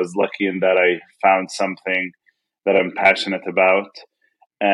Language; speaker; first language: English; non-native, fluent; Arabic